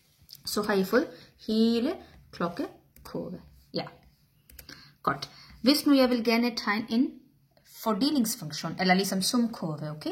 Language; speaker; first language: Danish; non-native, learner; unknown